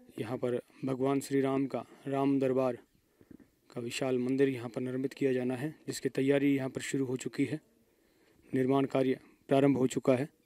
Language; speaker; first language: Hindi; native; Hindi